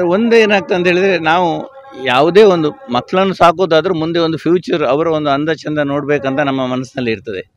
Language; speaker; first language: Kannada; native; Kannada